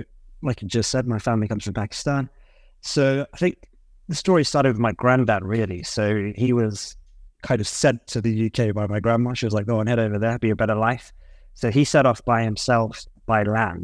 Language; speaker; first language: English; native; English